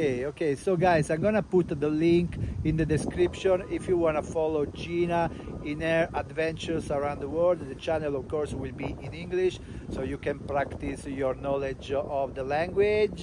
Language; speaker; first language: English; non-native, fluent; Italian